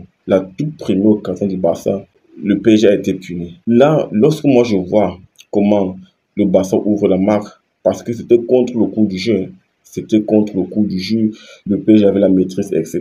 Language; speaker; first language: French; native; French